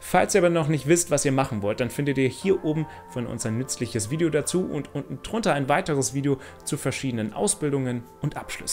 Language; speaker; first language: German; native; German